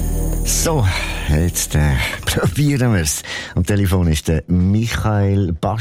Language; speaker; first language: German; native; German